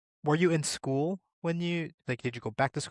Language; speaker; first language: English; native; English